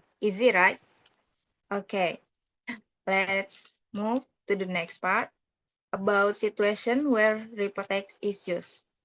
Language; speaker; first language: English; non-native, learner; Indonesian